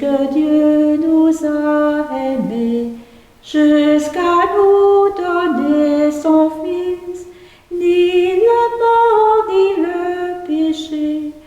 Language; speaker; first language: French; native; French